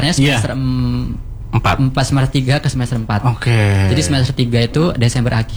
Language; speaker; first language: Indonesian; non-native, local second language; Javanese